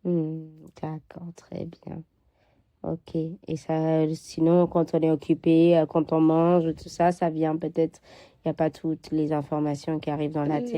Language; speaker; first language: French; non-native, fluent; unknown